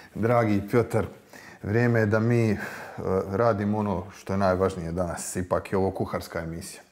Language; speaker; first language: Croatian; native; Croatian